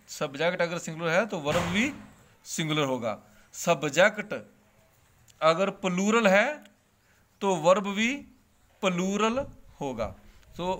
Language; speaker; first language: Hindi; non-native, local second language; Punjabi